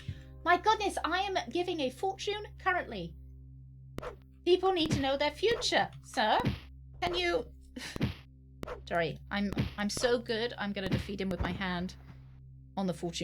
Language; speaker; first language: English; native; English